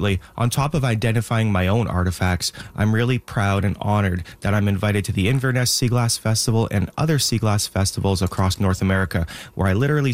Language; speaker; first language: English; native; English